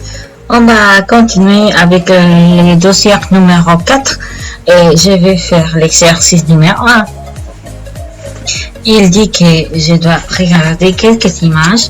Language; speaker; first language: French; non-native, learner; Spanish